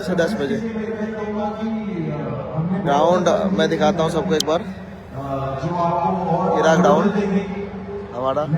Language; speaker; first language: Hindi; non-native, local second language; Bangla